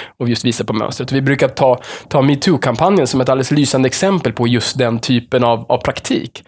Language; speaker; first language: Swedish; native; Swedish